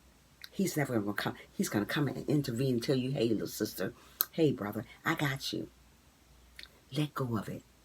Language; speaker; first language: English; native; English